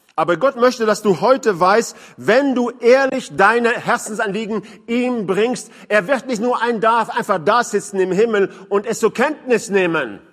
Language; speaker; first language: German; non-native, fluent; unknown